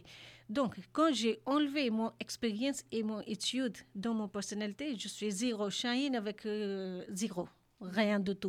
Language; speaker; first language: French; non-native, learner; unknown